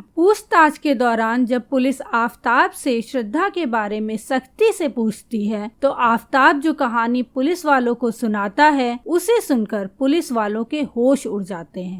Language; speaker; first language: Hindi; native; Hindi